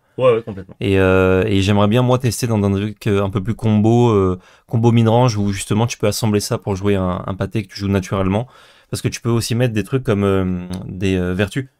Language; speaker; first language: French; native; French